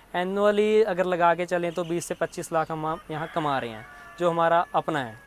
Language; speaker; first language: Hindi; native; Hindi